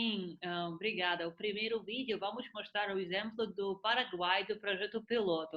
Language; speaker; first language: Portuguese; non-native, fluent; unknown